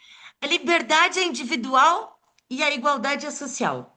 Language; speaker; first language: Portuguese; native; Portuguese